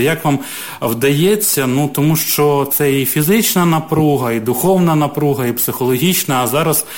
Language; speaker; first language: Ukrainian; native; Ukrainian